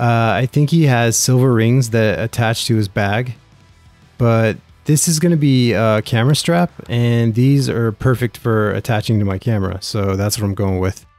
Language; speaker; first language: English; native; English